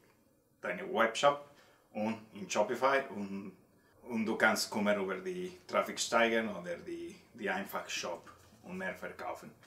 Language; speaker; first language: German; non-native, learner; Spanish